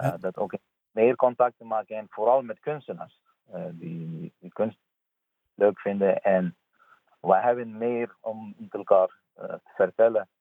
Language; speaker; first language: Dutch; non-native, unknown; Persian